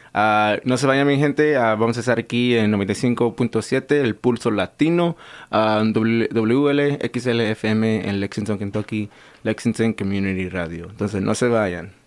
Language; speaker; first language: Spanish; native; Spanish